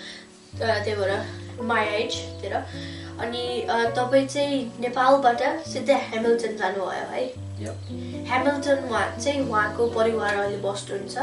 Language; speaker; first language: Nepali; early bilingual, heritage; Nepali